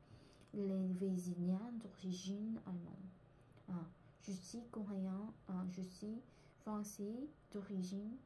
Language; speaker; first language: French; non-native, learner; Korean